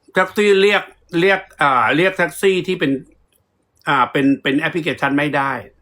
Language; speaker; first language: Thai; native; Thai